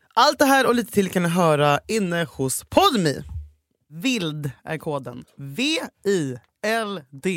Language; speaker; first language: Swedish; native; Swedish